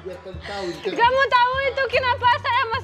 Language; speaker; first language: Indonesian; non-native, learner; Russian